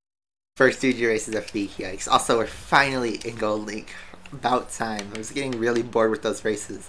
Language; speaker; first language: English; native; English